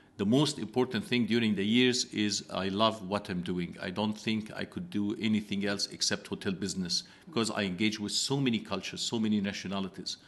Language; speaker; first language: English; non-native, fluent; Italian